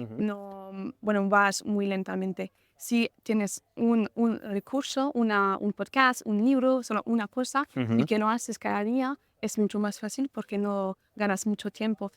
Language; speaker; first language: Spanish; non-native, fluent; French